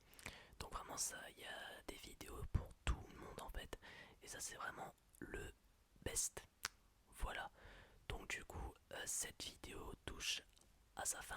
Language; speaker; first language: French; native; French